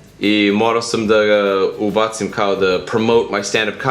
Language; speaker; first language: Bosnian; early bilingual, heritage; English